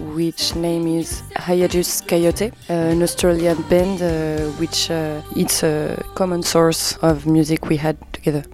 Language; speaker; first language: English; non-native, learner; French